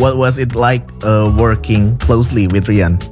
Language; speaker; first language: English; non-native, fluent; Indonesian